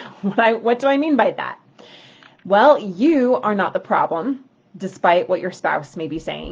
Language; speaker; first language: English; native; English